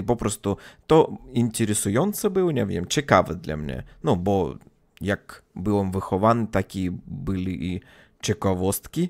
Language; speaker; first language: Polish; non-native, learner; Russian